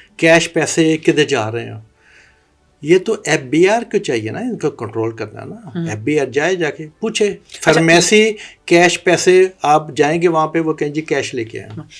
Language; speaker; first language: Urdu; non-native, local second language; Punjabi